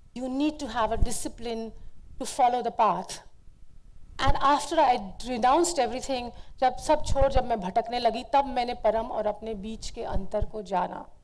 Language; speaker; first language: English; non-native, local second language; Hindi